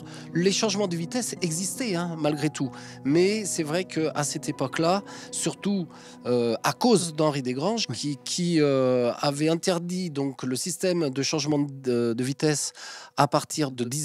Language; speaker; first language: French; native; French